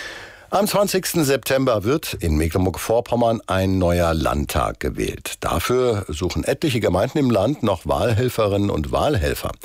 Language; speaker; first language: German; native; German